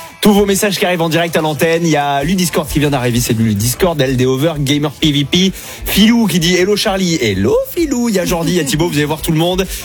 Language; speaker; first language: French; native; French